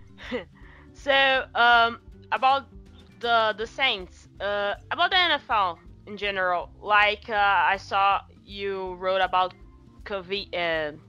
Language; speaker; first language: English; non-native, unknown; Portuguese